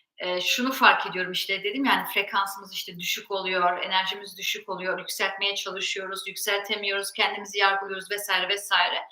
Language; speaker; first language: Turkish; early bilingual, heritage; Turkish